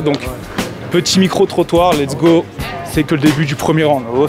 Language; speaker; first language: French; native; French